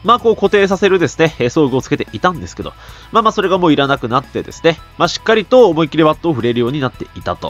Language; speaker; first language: Japanese; native; Japanese